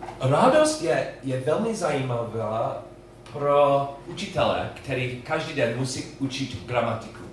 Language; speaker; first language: Czech; non-native, learner; English